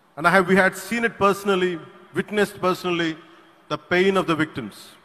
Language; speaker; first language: English; non-native, local second language; Telugu